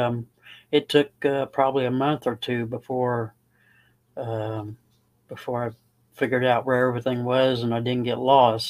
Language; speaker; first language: English; native; English